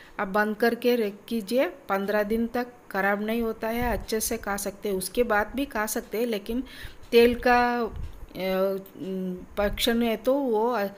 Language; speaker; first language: Hindi; non-native, local second language; Tamil